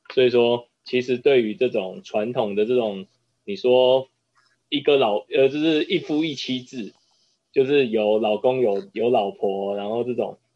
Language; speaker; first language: Chinese; native; Chinese